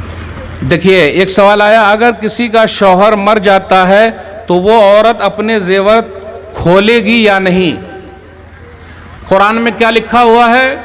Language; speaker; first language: Hindi; native; Hindi